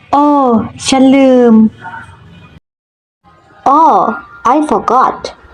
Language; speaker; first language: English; non-native, fluent; Thai